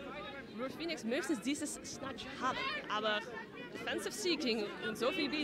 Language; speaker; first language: German; non-native, learner; Dutch